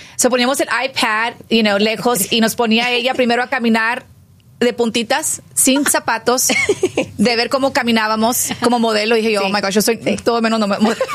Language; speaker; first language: Spanish; early bilingual, heritage; Spanish